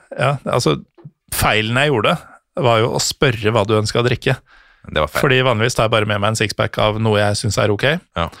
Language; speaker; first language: Norwegian; native; Norwegian